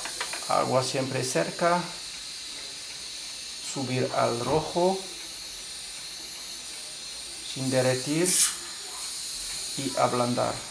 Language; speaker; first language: Spanish; non-native, fluent; French